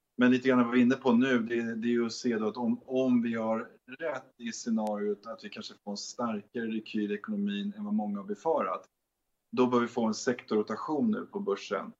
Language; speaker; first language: Swedish; native; Swedish